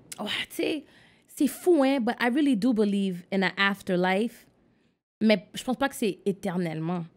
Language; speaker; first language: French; non-native, local second language; English